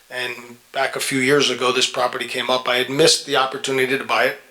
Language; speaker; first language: English; native; English